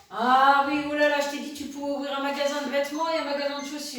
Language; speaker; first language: French; native; French